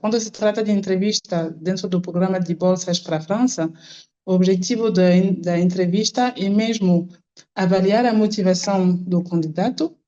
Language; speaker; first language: Portuguese; non-native, fluent; French